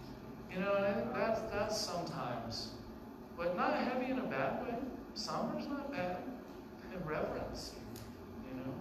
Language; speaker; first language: English; native; English